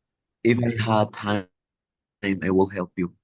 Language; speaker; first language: English; non-native, learner; Spanish